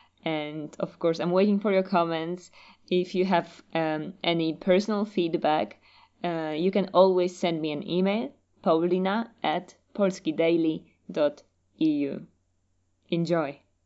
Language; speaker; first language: English; non-native, fluent; Polish